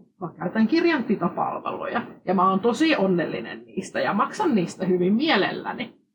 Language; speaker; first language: Finnish; non-native, fluent; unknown